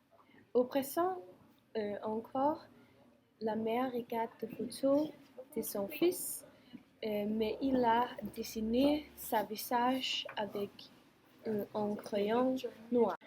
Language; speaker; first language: French; non-native, learner; Danish